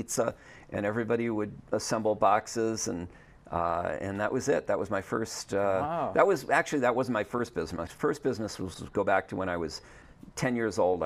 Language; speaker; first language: English; native; English